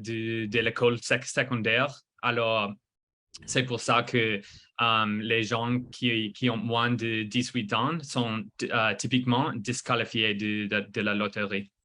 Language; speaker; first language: French; non-native, fluent; English